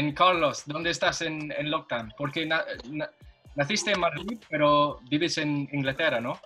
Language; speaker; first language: Spanish; non-native, learner; English